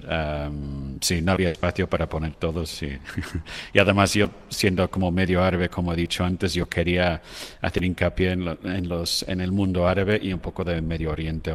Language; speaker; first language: Spanish; non-native, fluent; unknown